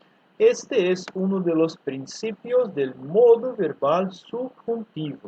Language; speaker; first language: Spanish; non-native, fluent; Portuguese